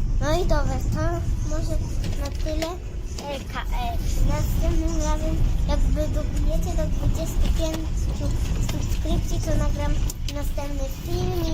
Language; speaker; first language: Polish; native; Polish